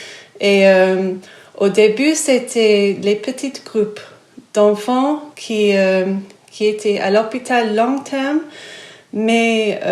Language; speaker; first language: French; non-native, fluent; English